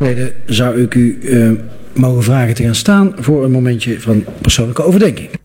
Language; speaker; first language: Dutch; native; Dutch